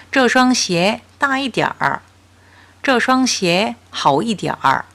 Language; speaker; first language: Chinese; non-native, fluent; Korean